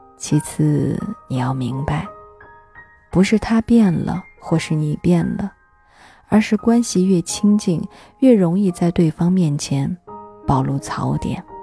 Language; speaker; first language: Chinese; native; Chinese